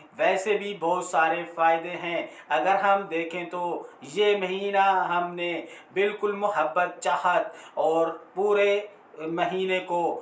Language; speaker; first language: Urdu; native; Urdu